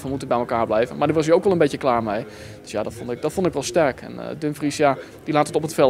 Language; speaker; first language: Dutch; native; Dutch